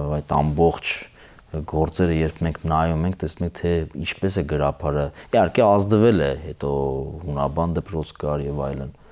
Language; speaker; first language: Armenian; native; Armenian